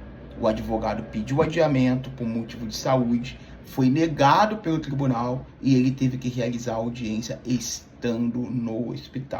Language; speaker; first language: Portuguese; native; Portuguese